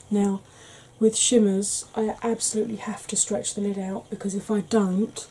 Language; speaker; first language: English; native; English